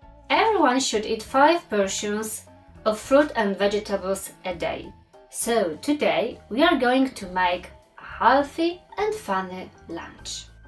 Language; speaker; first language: English; non-native, fluent; Polish